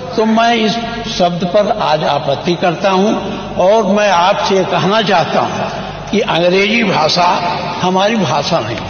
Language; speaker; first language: Hindi; native; Hindi